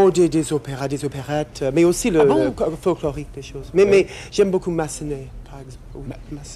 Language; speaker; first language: French; non-native, fluent; English